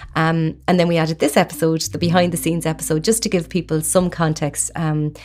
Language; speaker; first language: English; native; English